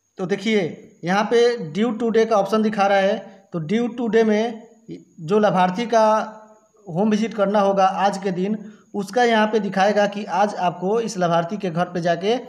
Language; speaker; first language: Hindi; native; Hindi